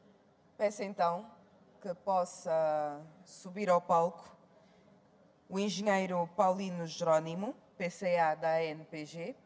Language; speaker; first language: Portuguese; native; Portuguese